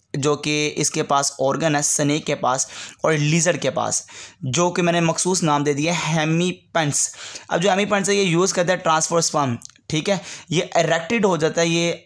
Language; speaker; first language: Hindi; native; Hindi